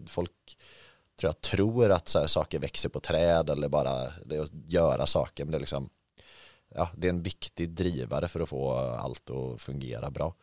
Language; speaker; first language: Swedish; native; Swedish